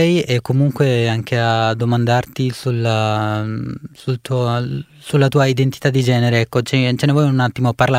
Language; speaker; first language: Italian; early bilingual, other home language; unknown